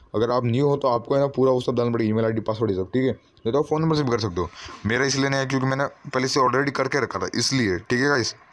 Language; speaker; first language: Hindi; native; Hindi